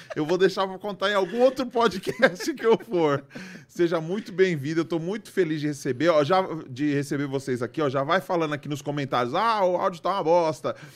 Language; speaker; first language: Portuguese; native; Portuguese